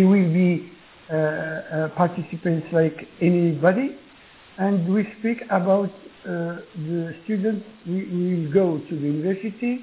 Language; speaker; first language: English; non-native, learner; Arabic